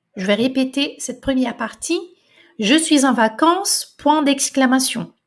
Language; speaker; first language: French; non-native, fluent; Portuguese